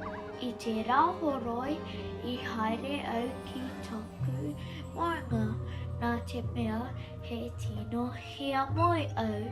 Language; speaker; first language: Māori; non-native, learner; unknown